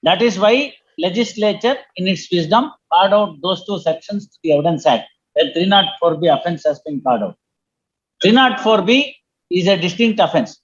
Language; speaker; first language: English; non-native, local second language; Kannada